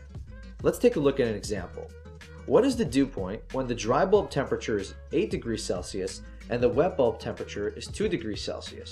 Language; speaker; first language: English; native; English